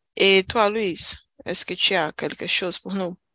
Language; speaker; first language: French; non-native, learner; Portuguese